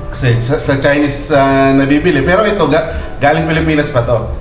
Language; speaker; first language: Filipino; native; Filipino